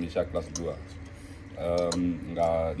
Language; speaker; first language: Indonesian; early bilingual, heritage; Dutch